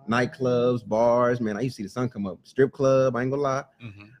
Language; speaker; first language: English; native; English